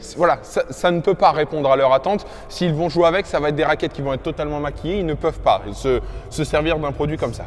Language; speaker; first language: French; native; French